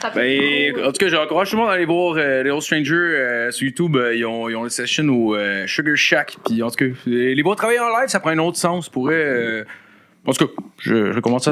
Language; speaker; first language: French; native; French